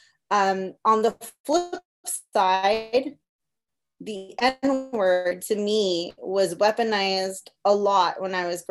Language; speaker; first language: English; early bilingual, other home language; Spanish